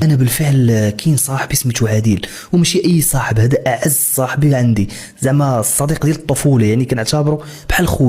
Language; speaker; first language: Arabic; native; Arabic